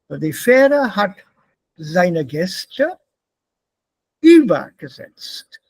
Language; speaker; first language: German; non-native, fluent; Hindi